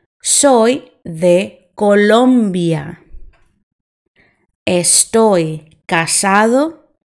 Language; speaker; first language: Spanish; non-native, fluent; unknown